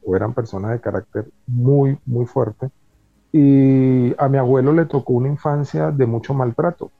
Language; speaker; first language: Spanish; native; Spanish